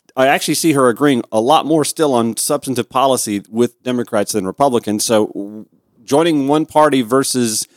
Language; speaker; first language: English; native; English